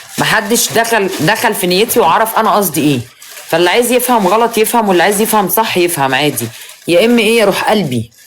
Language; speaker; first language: Egyptian Arabic; native; Egyptian Arabic